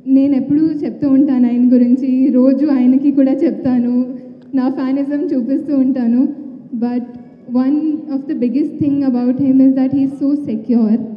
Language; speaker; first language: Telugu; non-native, fluent; Tulu